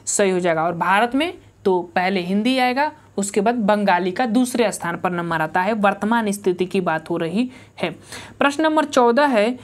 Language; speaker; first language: Hindi; native; Hindi